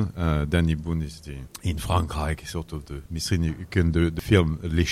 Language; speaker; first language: Dutch; non-native, learner; French